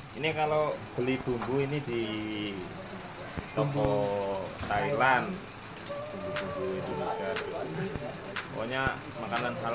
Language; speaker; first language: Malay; non-native, local second language; Javanese